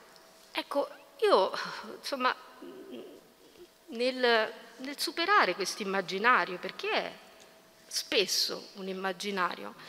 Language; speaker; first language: Italian; native; Italian